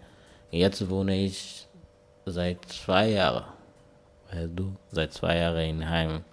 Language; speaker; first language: German; non-native, learner; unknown